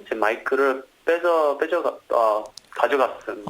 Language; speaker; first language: Korean; early bilingual, heritage; Korean